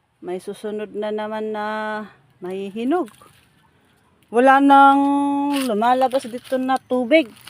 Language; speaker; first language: Filipino; non-native, local second language; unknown